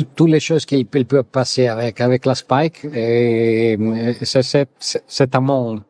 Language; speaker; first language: French; non-native, learner; Italian